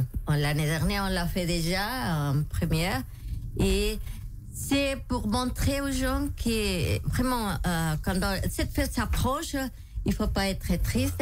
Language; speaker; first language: French; non-native, local second language; Spanish